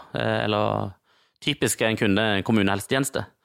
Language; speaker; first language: Norwegian; native; Norwegian